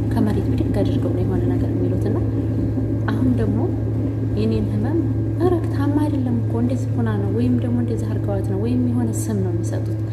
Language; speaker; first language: Amharic; native; Amharic